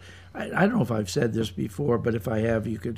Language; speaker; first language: English; native; English